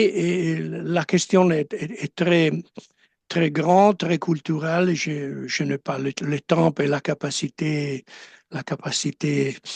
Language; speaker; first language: French; non-native, learner; Italian